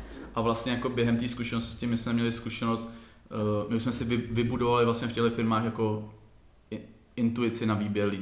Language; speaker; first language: Czech; native; Czech